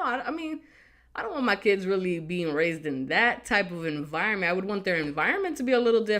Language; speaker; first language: English; native; English